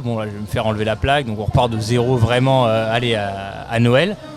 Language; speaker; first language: French; native; French